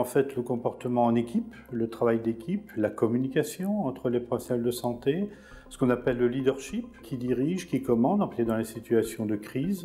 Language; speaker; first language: French; native; French